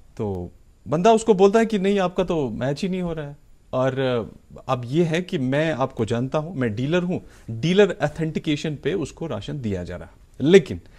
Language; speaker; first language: Hindi; non-native, local second language; Kashmiri